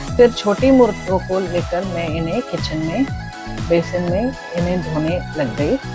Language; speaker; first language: Hindi; non-native, local second language; Marathi